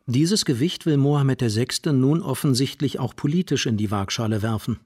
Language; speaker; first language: German; native; German